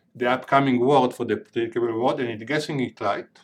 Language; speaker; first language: English; non-native, fluent; Hebrew